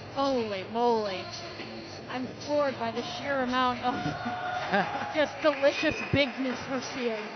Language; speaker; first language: English; native; English